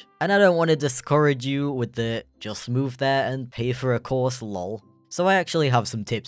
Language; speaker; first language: English; native; English